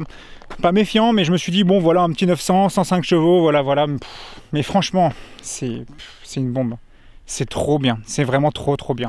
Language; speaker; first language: French; native; French